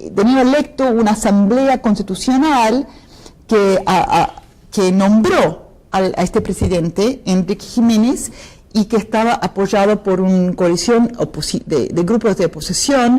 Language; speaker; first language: Spanish; non-native, fluent; English